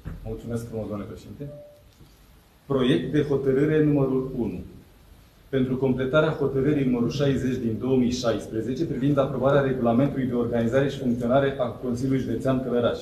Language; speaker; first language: Romanian; native; Romanian